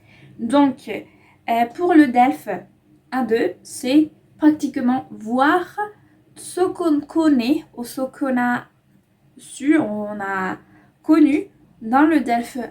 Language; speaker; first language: French; non-native, fluent; Spanish